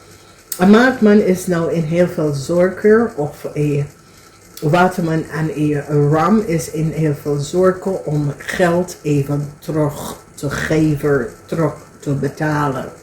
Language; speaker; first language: Dutch; non-native, learner; English